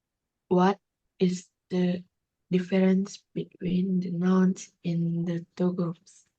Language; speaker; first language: English; non-native, learner; Indonesian